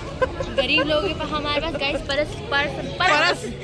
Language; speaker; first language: Hindi; native; Hindi